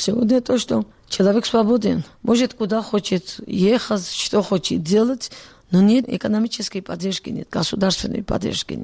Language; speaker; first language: Russian; non-native, local second language; Georgian